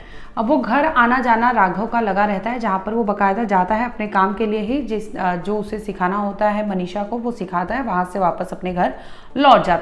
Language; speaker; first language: Hindi; native; Hindi